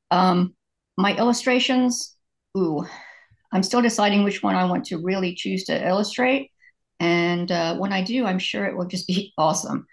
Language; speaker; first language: English; native; English